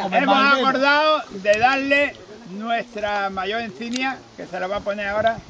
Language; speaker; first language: Spanish; native; Spanish